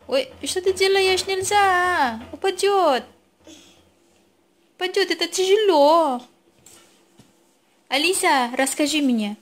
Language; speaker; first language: Russian; non-native, learner; Filipino